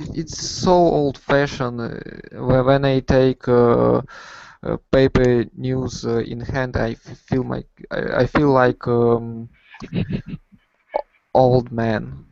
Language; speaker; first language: English; non-native, learner; Russian